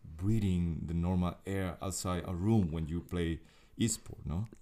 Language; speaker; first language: English; non-native, fluent; Spanish